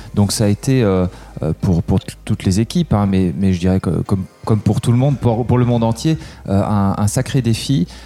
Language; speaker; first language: French; native; French